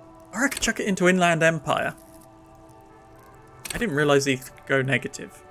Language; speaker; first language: English; native; English